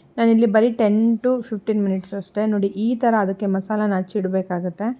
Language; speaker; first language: Kannada; non-native, local second language; Konkani